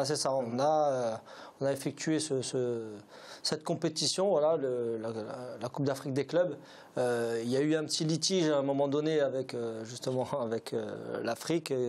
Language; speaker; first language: French; native; French